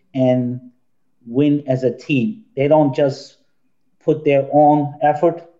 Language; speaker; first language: English; non-native, fluent; Turkish